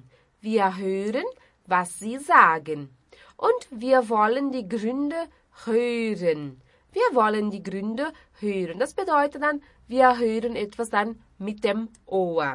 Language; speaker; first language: German; non-native, fluent; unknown